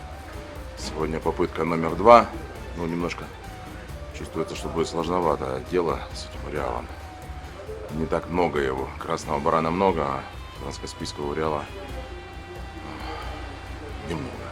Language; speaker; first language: Russian; native; Russian